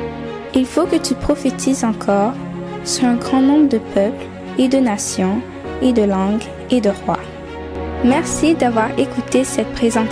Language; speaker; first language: French; non-native, local second language; Haitian Creole